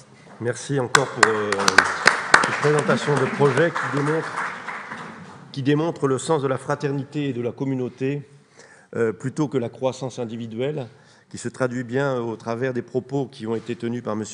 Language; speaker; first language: French; native; French